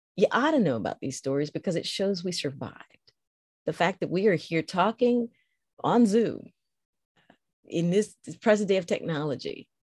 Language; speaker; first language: English; native; English